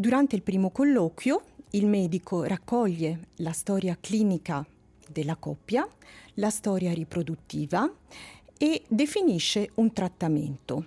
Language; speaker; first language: Italian; native; Italian